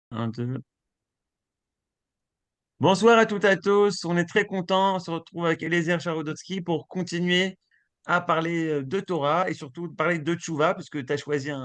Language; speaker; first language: French; native; French